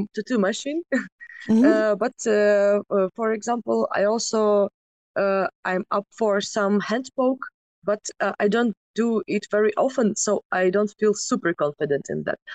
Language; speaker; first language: English; non-native, fluent; Ukrainian